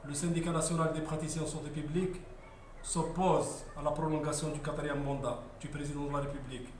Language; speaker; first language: French; non-native, local second language; Arabic